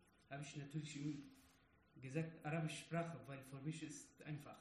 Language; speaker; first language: German; non-native, learner; Arabic